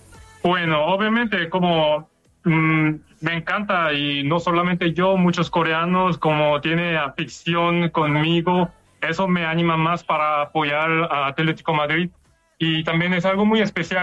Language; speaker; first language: Spanish; non-native, fluent; Korean